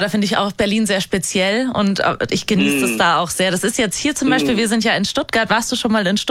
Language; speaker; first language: German; native; German